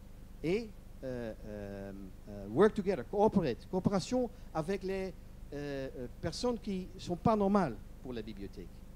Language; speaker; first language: French; non-native, learner; Dutch